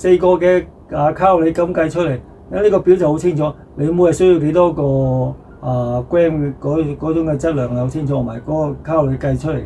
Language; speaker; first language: Cantonese; native; Cantonese